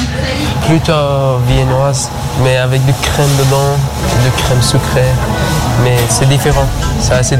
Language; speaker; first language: French; non-native, learner; Persian